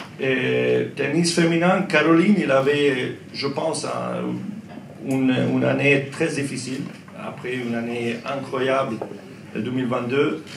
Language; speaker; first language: French; non-native, learner; Croatian